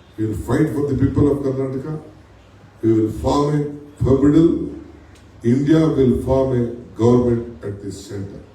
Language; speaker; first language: English; non-native, local second language; Kannada